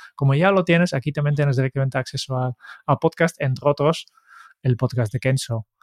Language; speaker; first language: Spanish; non-native, fluent; Dutch